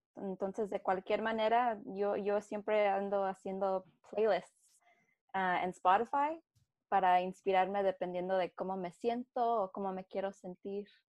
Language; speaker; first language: Spanish; early bilingual, heritage; Spanish